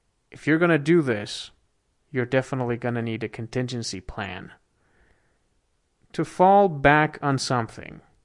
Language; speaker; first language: English; non-native, fluent; Persian